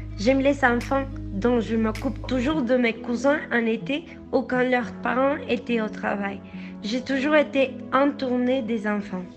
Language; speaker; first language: French; non-native, learner; Spanish